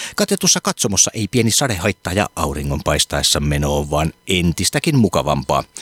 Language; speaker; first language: Finnish; native; Finnish